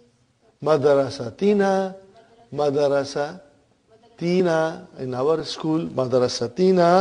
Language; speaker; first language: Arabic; non-native, fluent; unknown